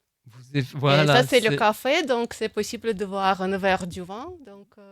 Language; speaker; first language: French; non-native, fluent; Russian